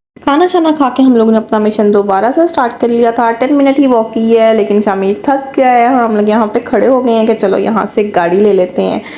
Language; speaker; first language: Urdu; native; Urdu